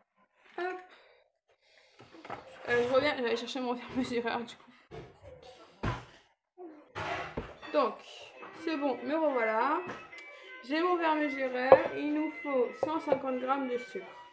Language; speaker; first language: French; native; French